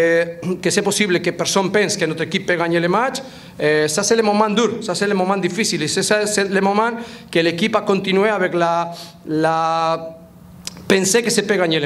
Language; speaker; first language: French; non-native, fluent; Spanish